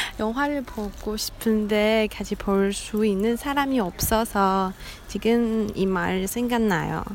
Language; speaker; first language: Korean; non-native, fluent; Chinese